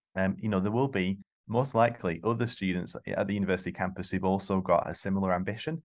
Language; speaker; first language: English; native; English